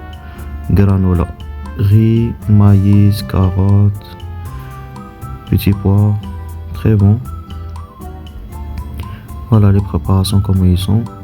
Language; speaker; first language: French; non-native, local second language; Arabic